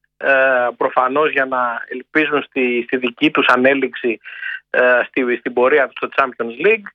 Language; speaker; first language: Greek; native; Greek